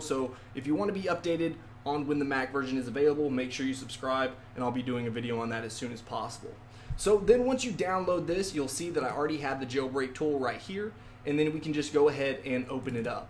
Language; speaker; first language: English; native; English